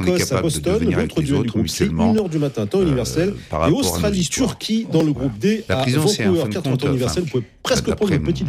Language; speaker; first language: French; native; French